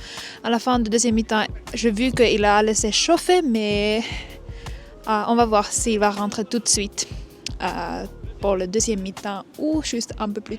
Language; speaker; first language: French; non-native, fluent; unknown